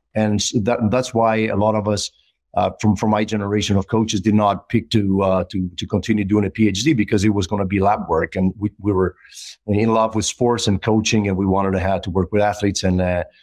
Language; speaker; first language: English; non-native, fluent; Greek